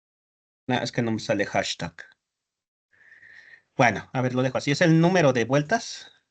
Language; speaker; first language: Spanish; native; Spanish